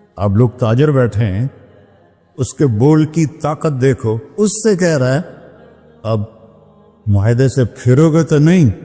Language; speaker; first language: Urdu; non-native, local second language; Punjabi